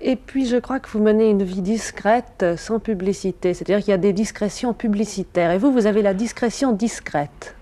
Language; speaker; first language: French; native; French